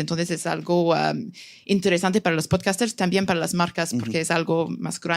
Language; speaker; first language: Spanish; non-native, fluent; English